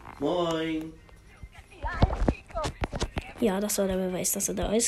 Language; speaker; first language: German; native; German